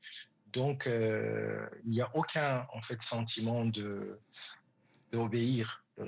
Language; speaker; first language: French; non-native, fluent; Persian